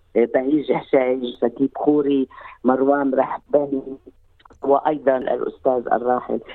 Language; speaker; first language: Arabic; native; Arabic